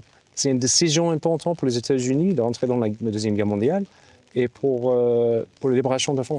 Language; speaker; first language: French; non-native, fluent; English